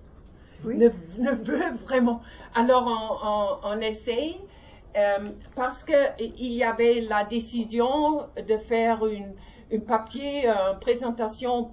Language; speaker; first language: French; non-native, learner; German